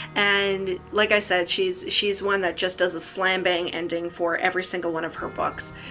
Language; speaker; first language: English; native; English